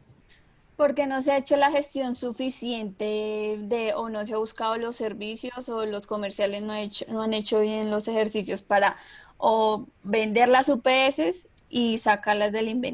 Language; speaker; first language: Spanish; native; Spanish